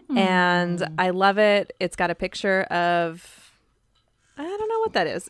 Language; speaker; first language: English; native; English